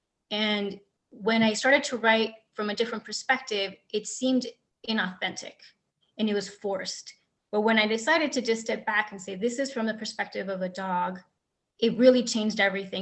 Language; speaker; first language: English; early bilingual, other home language; Spanish